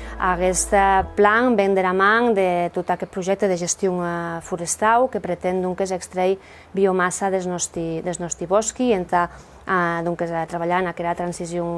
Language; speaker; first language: Catalan; non-native, local second language; Occitan